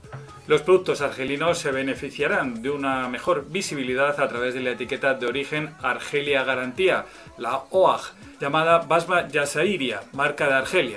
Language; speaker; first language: Spanish; native; Spanish